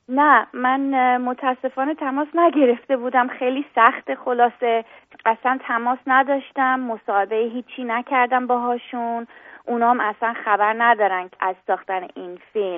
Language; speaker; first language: Persian; early bilingual, heritage; Persian